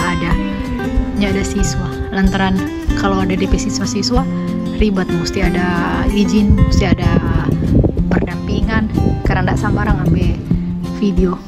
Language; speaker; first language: Indonesian; non-native, local second language; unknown